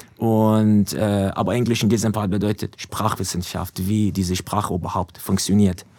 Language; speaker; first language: German; non-native, fluent; Persian